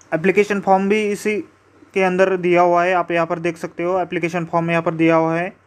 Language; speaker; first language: Hindi; non-native, local second language; Marathi